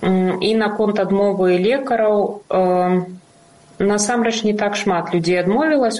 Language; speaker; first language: Belarusian; non-native, local second language; Russian